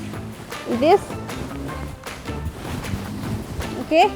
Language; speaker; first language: English; non-native, learner; Indonesian